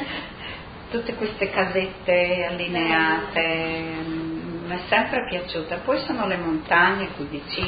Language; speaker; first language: Italian; non-native, local second language; Friulian